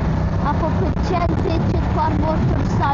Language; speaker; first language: Albanian; early bilingual, heritage; Albanian